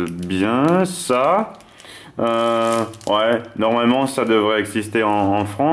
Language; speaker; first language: French; non-native, fluent; German